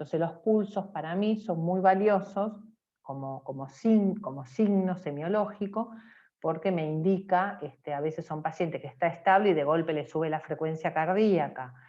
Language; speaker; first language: Spanish; native; Spanish